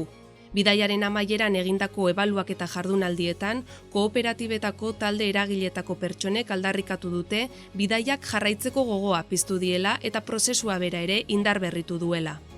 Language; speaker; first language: Basque; native; Basque